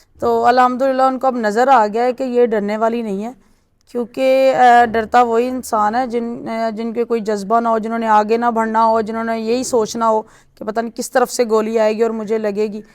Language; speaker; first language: Urdu; non-native, local second language; Punjabi